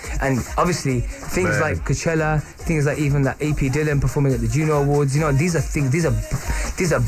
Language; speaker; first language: English; native; English